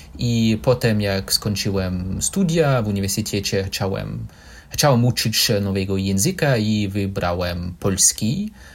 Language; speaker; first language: Polish; non-native, learner; English